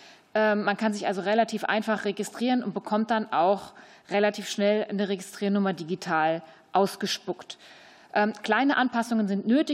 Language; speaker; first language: German; native; German